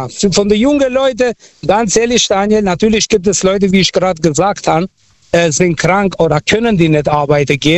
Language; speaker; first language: German; non-native, local second language; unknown